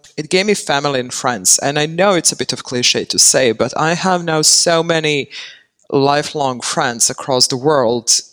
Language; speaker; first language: English; non-native, fluent; Serbian